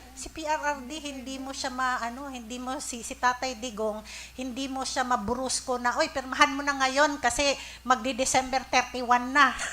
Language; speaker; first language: Filipino; non-native, local second language; Cebuano